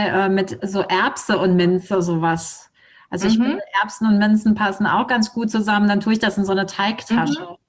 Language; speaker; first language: German; native; German